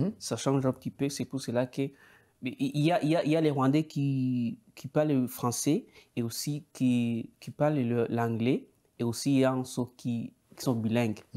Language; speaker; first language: French; non-native, local second language; Kinyarwanda